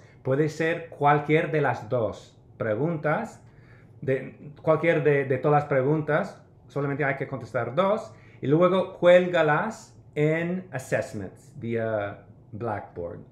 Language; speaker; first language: Spanish; non-native, fluent; English